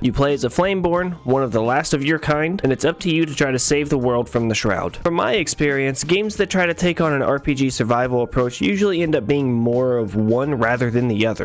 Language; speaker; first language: English; native; English